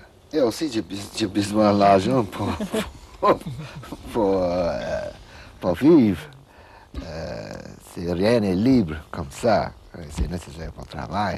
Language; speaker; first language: French; non-native, learner; English